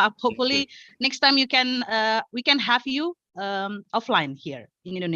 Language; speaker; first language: English; non-native, fluent; Indonesian